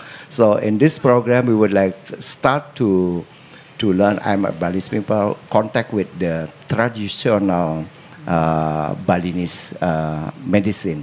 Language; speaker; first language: English; non-native, learner; Indonesian